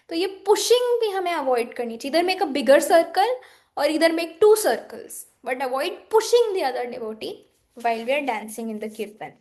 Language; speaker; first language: Hindi; native; Hindi